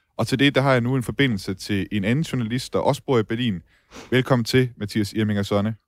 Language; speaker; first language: Danish; native; Danish